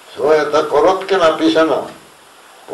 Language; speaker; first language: Russian; non-native, learner; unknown